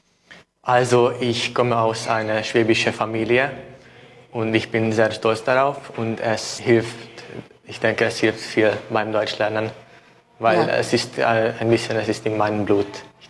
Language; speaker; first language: German; non-native, local second language; Hungarian